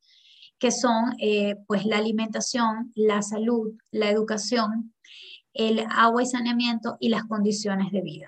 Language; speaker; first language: Spanish; native; Spanish